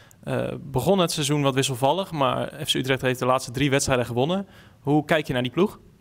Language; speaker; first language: Dutch; native; Dutch